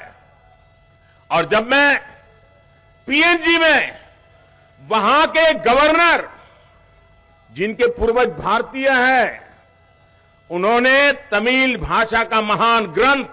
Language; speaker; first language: Hindi; non-native, local second language; Gujarati